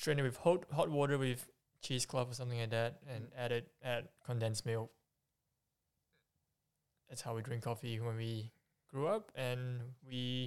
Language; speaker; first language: English; non-native, local second language; Chinese